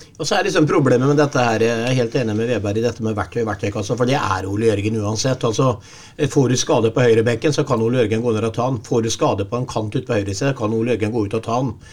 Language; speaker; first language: Norwegian; native; Norwegian